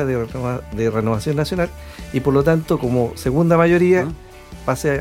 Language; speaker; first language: Spanish; native; Spanish